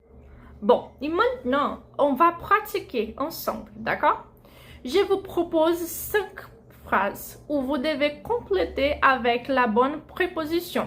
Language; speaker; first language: French; non-native, fluent; Portuguese